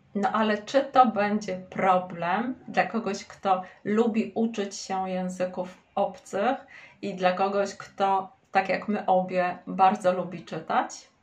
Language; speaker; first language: Polish; native; Polish